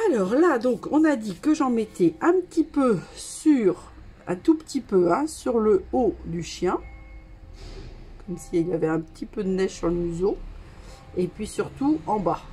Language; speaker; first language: French; native; French